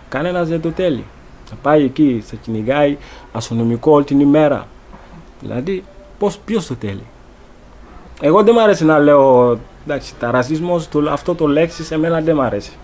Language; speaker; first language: Greek; non-native, learner; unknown